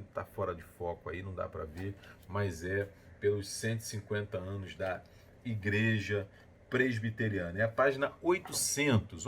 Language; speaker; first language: Portuguese; native; Portuguese